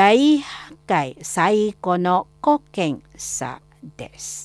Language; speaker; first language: Japanese; non-native, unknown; Indonesian